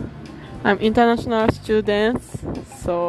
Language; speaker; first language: English; non-native, learner; Japanese